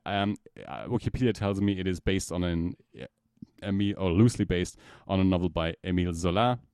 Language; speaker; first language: English; non-native, fluent; German